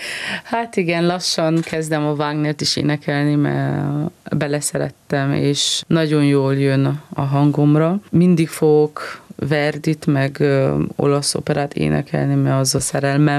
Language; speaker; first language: Hungarian; early bilingual, heritage; Hungarian